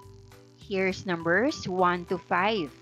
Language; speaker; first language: English; non-native, local second language; Filipino